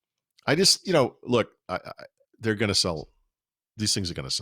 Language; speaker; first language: English; native; English